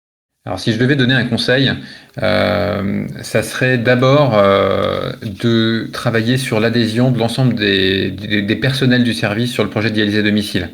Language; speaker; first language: French; native; French